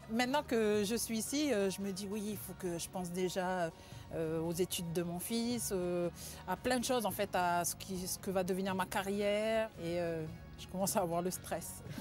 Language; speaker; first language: French; non-native, local second language; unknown